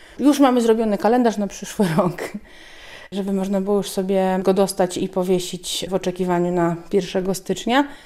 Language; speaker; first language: Polish; native; Polish